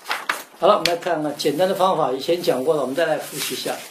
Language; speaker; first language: Chinese; native; Chinese